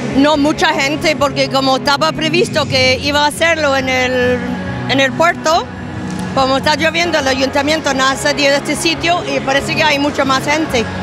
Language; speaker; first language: Spanish; non-native, fluent; English